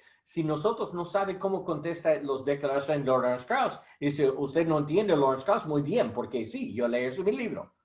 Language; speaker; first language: Spanish; non-native, learner; English